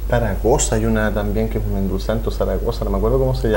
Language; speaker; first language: Spanish; native; Spanish